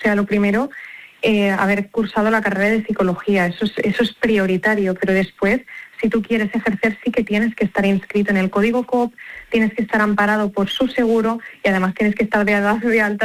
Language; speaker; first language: Spanish; native; Spanish